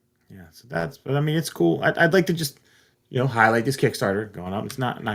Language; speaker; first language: English; native; English